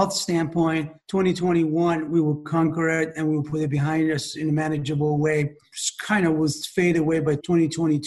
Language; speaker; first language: English; non-native, fluent; Persian